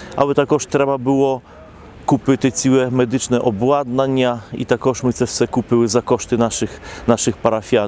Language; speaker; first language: Polish; non-native, local second language; Ukrainian